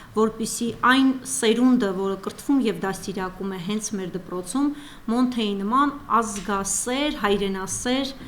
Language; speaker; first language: Armenian; native; Armenian